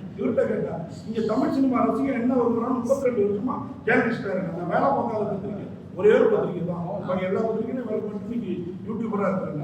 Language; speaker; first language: Tamil; native; Tamil